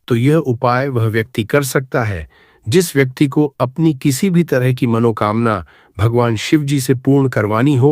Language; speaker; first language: Hindi; native; Hindi